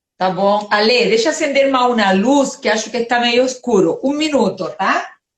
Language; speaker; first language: Portuguese; non-native, fluent; Spanish